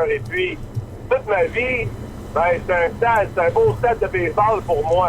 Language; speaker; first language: French; native; French